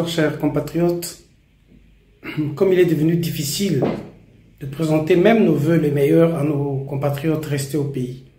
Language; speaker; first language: French; non-native, local second language; Lingala